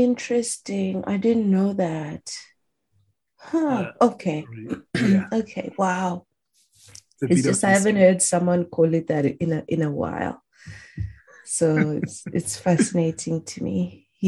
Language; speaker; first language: English; non-native, local second language; Shona